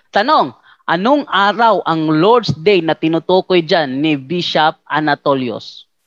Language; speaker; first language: Filipino; native; Filipino